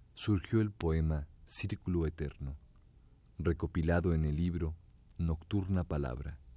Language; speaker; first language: Spanish; native; Spanish